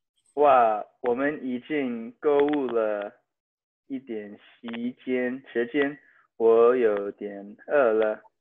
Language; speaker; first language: Chinese; non-native, learner; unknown